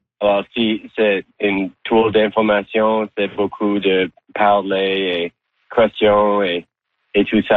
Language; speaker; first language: French; non-native, learner; English